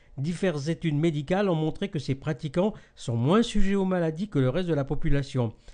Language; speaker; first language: French; native; French